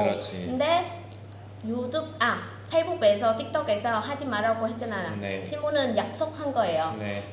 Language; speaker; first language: Korean; non-native, learner; Vietnamese